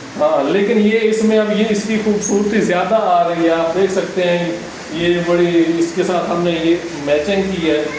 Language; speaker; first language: Urdu; non-native, local second language; Saraiki